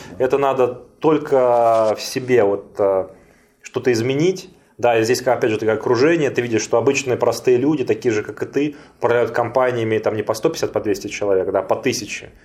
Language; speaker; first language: Russian; native; Russian